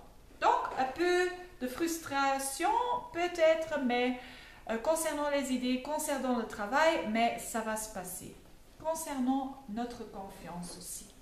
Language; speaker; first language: French; non-native, fluent; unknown